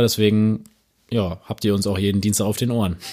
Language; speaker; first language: German; native; German